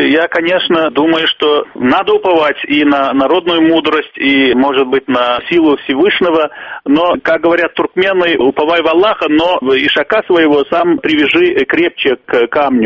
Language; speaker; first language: Russian; native; Russian